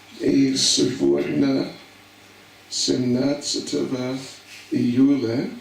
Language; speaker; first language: Russian; non-native, learner; English